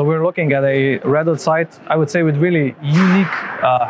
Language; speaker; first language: English; non-native, fluent; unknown